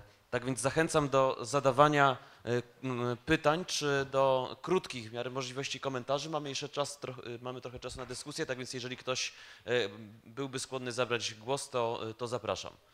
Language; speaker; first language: Polish; native; Polish